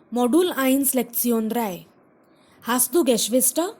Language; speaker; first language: German; non-native, fluent; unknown